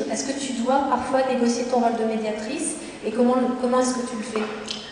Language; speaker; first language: French; native; French